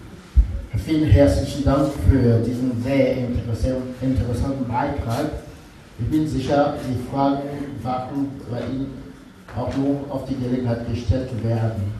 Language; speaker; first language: German; non-native, fluent; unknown